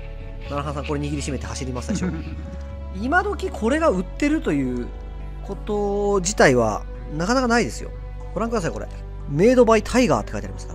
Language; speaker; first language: Japanese; native; Japanese